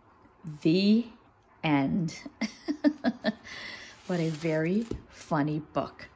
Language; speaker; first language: English; native; English